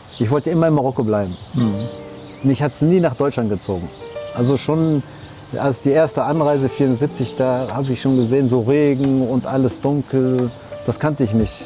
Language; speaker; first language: German; early bilingual, other home language; Arabic